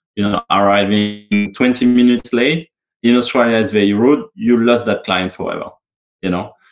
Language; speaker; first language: English; non-native, fluent; French